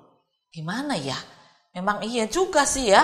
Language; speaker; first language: Indonesian; native; Indonesian